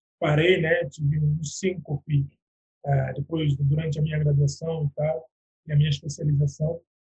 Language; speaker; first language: Portuguese; non-native, local second language; Upper Guinea Crioulo